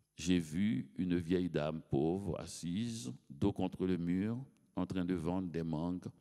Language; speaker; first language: French; native; French